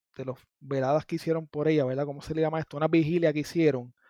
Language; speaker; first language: Spanish; native; Spanish